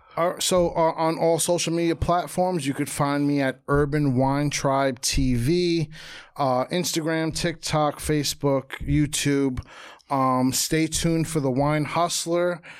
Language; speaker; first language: English; native; English